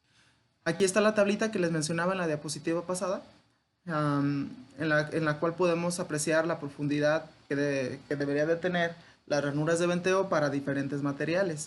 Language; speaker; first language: Spanish; native; Spanish